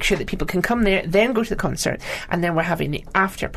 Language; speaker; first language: English; native; English